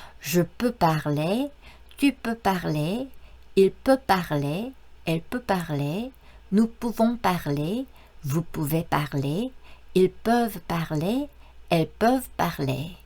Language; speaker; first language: French; non-native, fluent; Korean